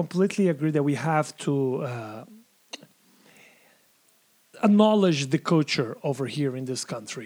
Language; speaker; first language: English; non-native, fluent; Portuguese